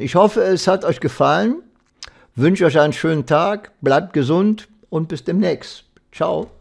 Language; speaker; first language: German; native; German